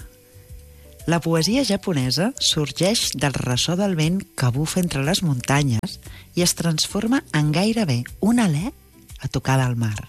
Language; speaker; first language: Catalan; native; Catalan